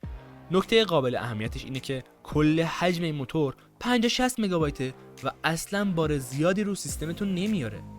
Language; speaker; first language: Persian; native; Persian